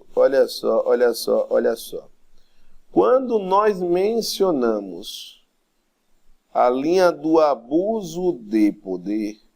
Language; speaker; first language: Portuguese; native; Portuguese